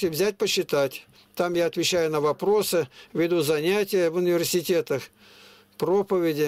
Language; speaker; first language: Russian; native; Russian